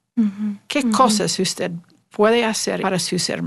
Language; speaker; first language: Spanish; non-native, learner; English